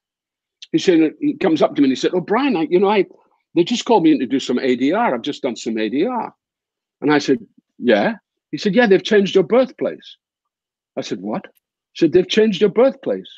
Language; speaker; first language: English; native; English